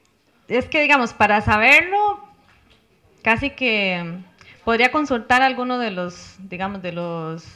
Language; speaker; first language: Spanish; native; Spanish